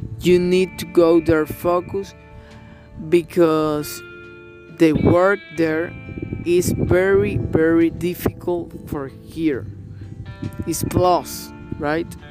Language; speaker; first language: English; non-native, learner; Spanish